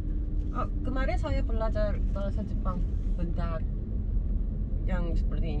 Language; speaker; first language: Indonesian; non-native, learner; Korean